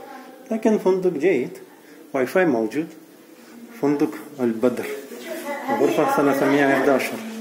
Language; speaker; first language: Arabic; non-native, learner; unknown